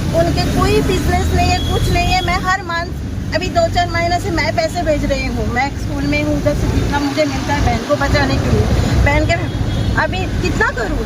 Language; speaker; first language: Hindi; non-native, local second language; Bangla